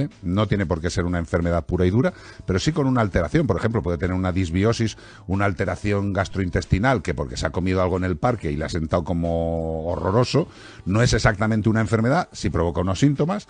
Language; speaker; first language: Spanish; native; Spanish